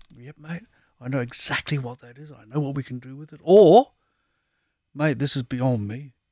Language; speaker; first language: English; native; English